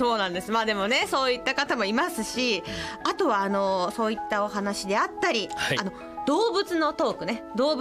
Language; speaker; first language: Japanese; native; Japanese